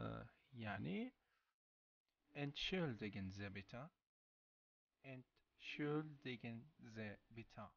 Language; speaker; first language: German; non-native, fluent; Uzbek